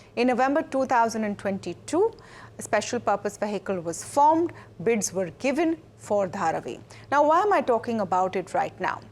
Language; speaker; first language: English; non-native, local second language; Hindi